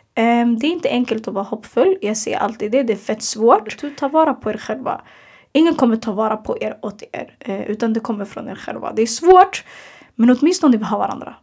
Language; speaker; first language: Swedish; early bilingual, other home language; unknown